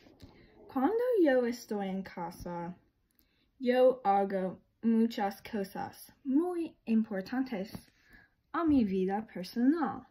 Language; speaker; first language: Spanish; non-native, learner; English